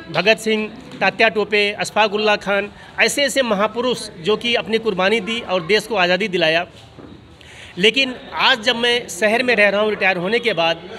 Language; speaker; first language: Hindi; native; Hindi